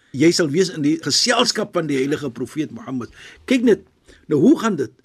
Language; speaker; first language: Afrikaans; non-native, fluent; Arabic